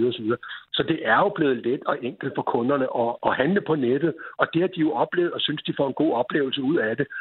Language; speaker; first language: Danish; native; Danish